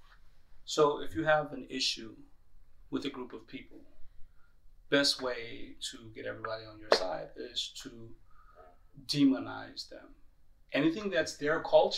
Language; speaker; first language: English; early bilingual, other home language; Tigrinya